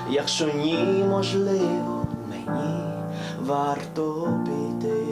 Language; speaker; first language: Ukrainian; non-native, learner; Vietnamese